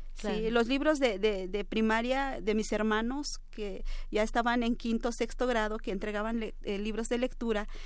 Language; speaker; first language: Spanish; non-native, local second language; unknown